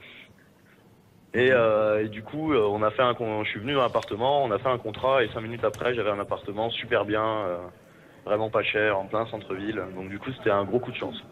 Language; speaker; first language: French; native; French